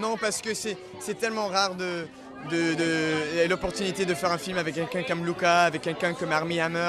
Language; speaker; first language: French; early bilingual, heritage; English